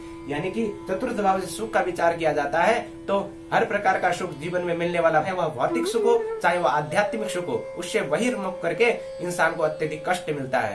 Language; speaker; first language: Hindi; native; Hindi